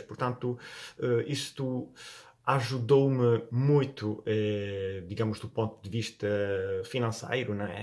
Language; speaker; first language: Portuguese; non-native, fluent; Italian